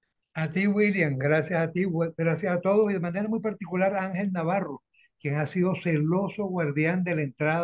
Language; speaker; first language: Spanish; native; Spanish